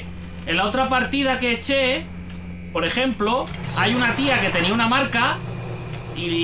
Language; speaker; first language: Spanish; native; Spanish